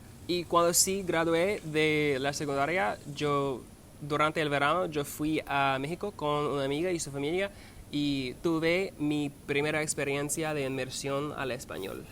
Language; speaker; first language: Spanish; non-native, learner; English